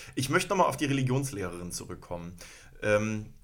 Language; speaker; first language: German; native; German